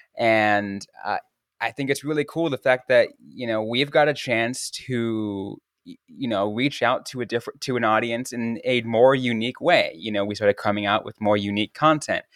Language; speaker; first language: English; native; English